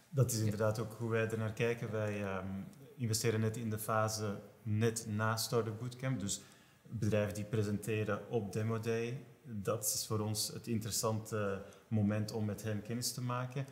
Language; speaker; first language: Dutch; native; Dutch